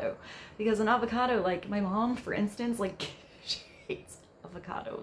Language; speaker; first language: English; native; English